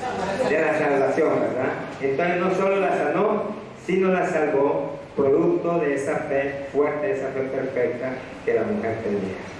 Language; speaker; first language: Spanish; native; Spanish